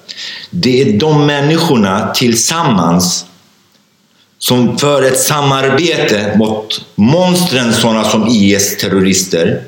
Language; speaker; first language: Swedish; non-native, fluent; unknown